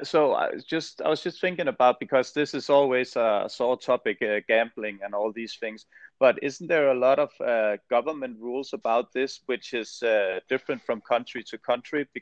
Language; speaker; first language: English; non-native, fluent; Danish